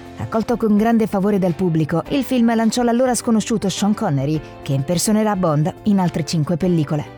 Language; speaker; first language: Italian; native; Italian